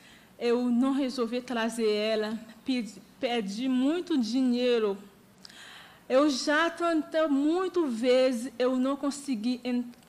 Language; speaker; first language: Portuguese; non-native, learner; Haitian Creole